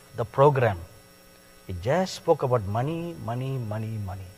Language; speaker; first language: English; non-native, local second language; Tamil